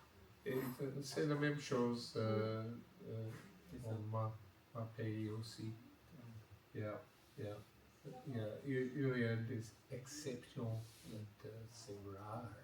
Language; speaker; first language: French; non-native, learner; English